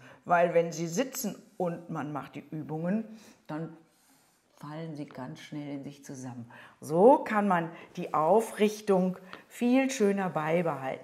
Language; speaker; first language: German; native; German